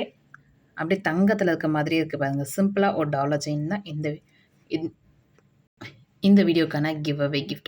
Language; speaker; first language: Tamil; native; Tamil